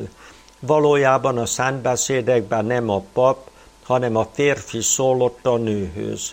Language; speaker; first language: Hungarian; native; Hungarian